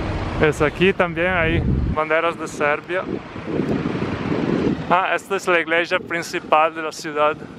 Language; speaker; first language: Spanish; non-native, fluent; Italian